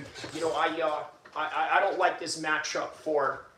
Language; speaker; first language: English; native; English